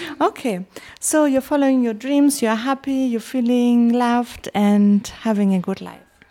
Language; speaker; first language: English; non-native, fluent; German